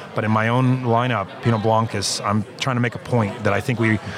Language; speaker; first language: English; native; English